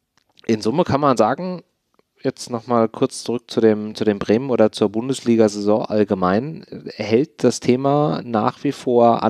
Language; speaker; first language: German; native; German